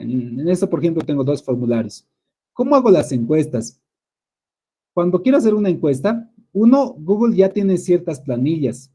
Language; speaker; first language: Spanish; native; Spanish